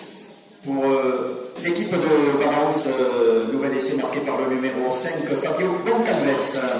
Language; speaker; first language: French; native; French